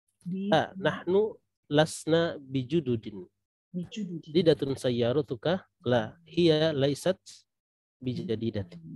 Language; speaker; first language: Arabic; non-native, learner; Indonesian